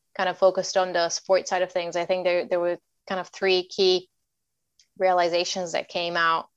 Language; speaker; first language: English; non-native, fluent; Bulgarian